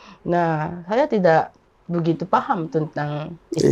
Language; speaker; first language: Indonesian; non-native, learner; Japanese